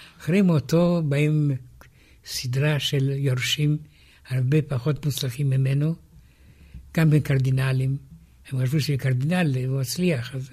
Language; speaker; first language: Hebrew; non-native, fluent; Romanian